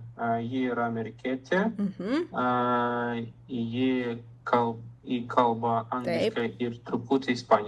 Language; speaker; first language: Lithuanian; non-native, learner; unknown